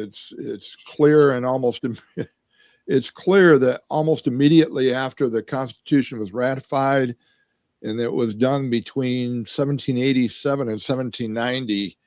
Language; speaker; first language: English; native; English